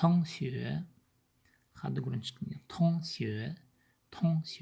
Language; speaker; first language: Chinese; non-native, learner; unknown